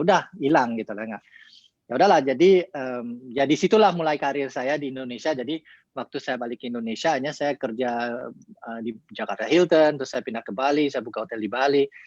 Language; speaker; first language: Indonesian; early bilingual, heritage; Indonesian